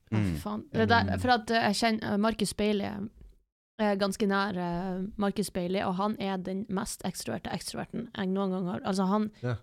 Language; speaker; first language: Norwegian; native; Norwegian